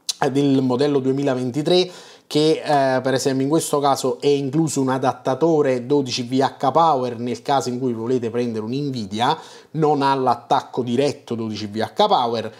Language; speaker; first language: Italian; native; Italian